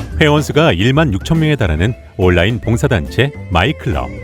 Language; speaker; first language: Korean; native; Korean